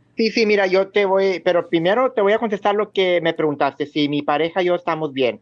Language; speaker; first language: Spanish; early bilingual, heritage; Spanish